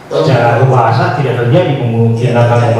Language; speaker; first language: Indonesian; native; Indonesian